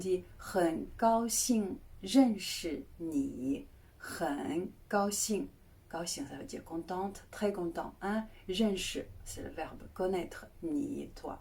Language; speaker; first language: French; non-native, fluent; Chinese